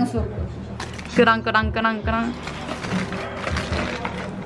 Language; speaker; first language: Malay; non-native, fluent; Korean